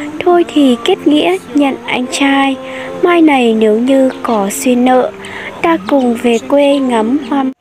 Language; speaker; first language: Vietnamese; non-native, local second language; Hmong